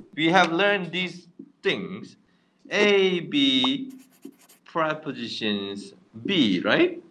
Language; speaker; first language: English; non-native, fluent; Korean